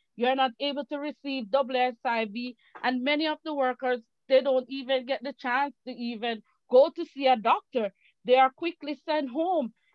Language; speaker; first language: English; native; English